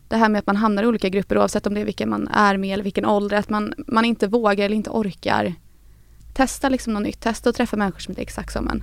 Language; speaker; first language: Swedish; native; Swedish